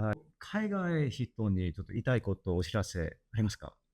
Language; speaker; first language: Japanese; non-native, learner; English